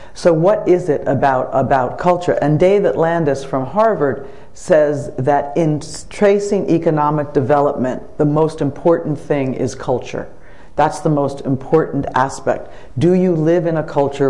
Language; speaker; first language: English; native; English